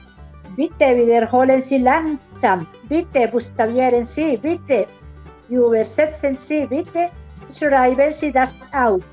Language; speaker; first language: German; non-native, learner; Spanish